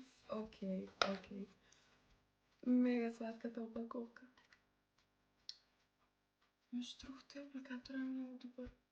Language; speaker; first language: Bulgarian; native; Bulgarian